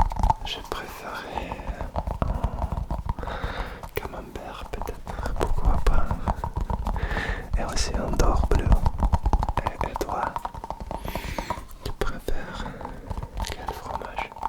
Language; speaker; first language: French; non-native, learner; Russian